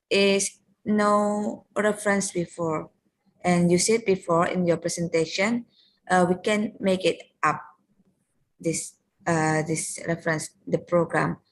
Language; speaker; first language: English; non-native, learner; Indonesian